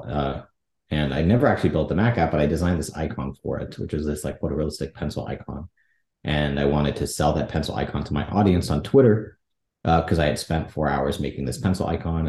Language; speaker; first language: English; native; English